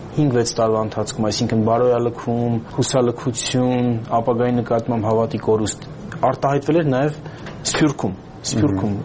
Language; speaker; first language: Armenian; native; Armenian